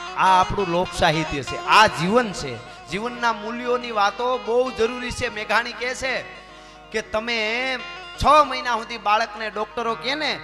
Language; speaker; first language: Gujarati; native; Gujarati